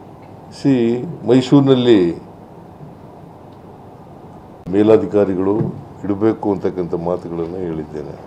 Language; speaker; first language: Kannada; native; Kannada